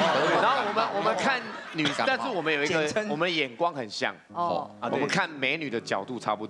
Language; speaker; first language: Chinese; native; Chinese